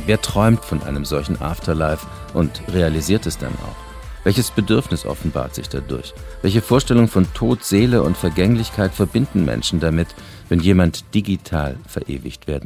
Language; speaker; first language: German; native; German